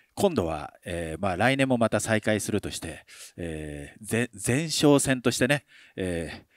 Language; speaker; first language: Japanese; native; Japanese